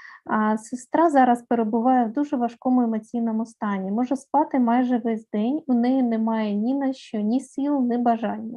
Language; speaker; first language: Ukrainian; native; Ukrainian